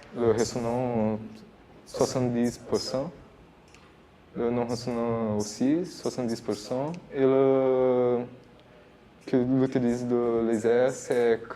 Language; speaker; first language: French; non-native, learner; Portuguese